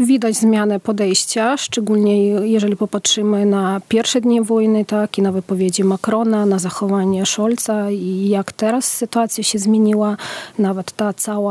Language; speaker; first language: Polish; non-native, fluent; Ukrainian